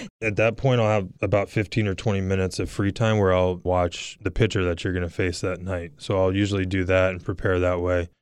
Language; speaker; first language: English; native; English